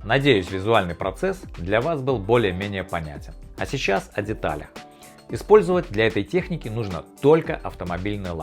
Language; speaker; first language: Russian; native; Russian